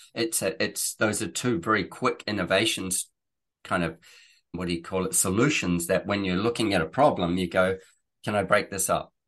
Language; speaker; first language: English; native; English